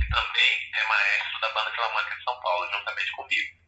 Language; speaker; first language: Portuguese; native; Portuguese